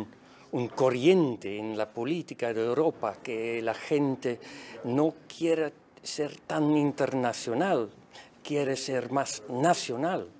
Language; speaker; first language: Spanish; non-native, fluent; Dutch